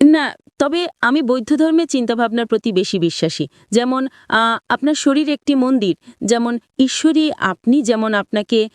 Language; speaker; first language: Bangla; non-native, fluent; Italian